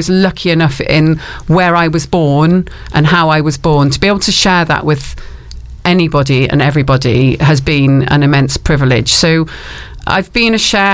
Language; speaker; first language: English; native; English